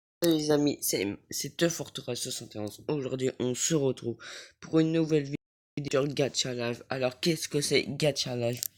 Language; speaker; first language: French; native; French